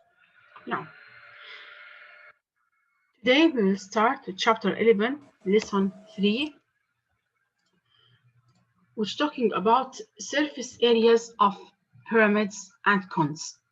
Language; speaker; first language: English; non-native, fluent; Arabic